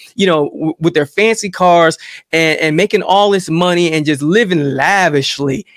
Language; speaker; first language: English; native; English